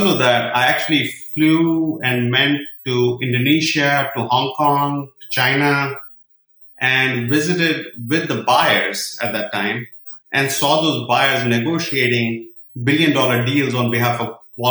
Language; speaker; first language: English; non-native, local second language; Kashmiri